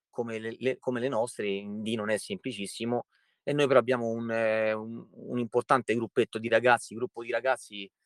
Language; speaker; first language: Italian; native; Italian